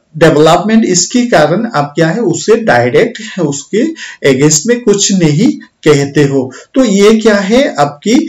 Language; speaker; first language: Hindi; non-native, local second language; Bangla